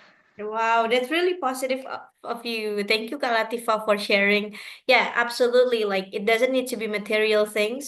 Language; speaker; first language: English; non-native, fluent; Indonesian